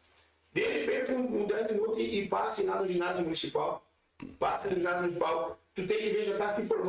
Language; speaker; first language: Portuguese; native; Portuguese